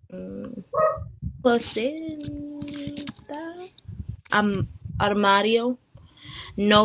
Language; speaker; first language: Spanish; non-native, learner; English